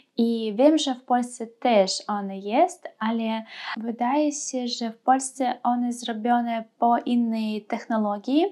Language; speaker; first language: Polish; non-native, fluent; Russian